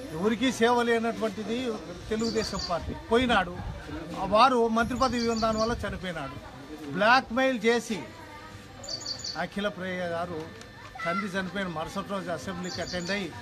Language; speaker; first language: Telugu; native; Telugu